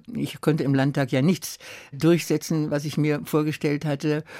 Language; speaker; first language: German; native; German